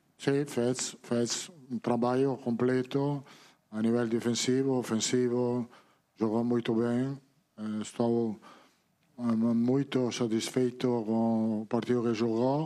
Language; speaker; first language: Portuguese; non-native, fluent; Italian